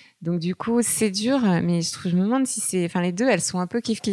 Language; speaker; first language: French; native; French